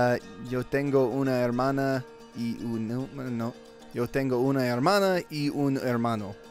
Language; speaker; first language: Spanish; non-native, learner; English